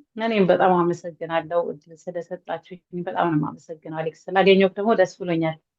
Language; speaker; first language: Amharic; native; Amharic